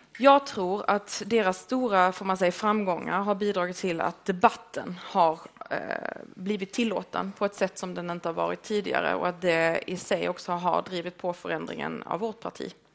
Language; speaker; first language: Swedish; native; Swedish